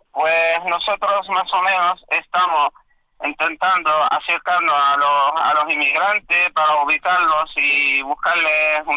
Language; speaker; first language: Spanish; non-native, fluent; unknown